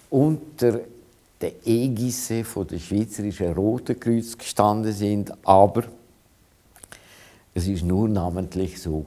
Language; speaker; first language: German; non-native, fluent; Hungarian